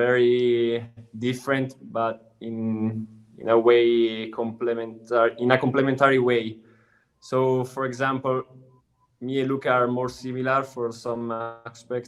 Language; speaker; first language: English; non-native, learner; Italian